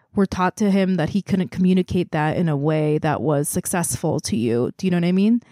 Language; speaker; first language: English; non-native, fluent; Korean